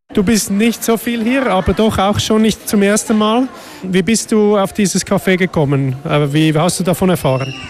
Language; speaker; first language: German; native; German